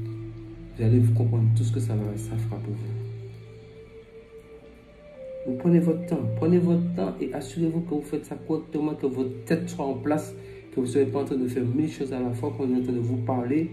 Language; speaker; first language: French; non-native, local second language; Fon